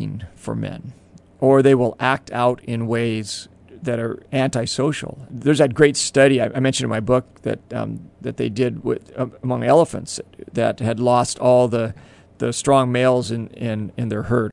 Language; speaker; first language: English; native; English